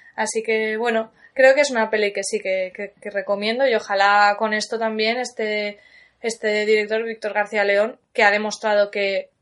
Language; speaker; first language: Spanish; native; Spanish